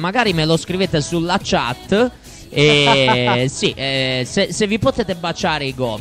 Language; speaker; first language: Italian; native; Italian